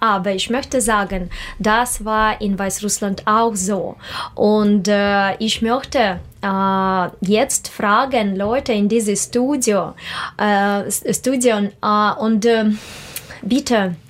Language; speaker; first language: German; non-native, learner; Russian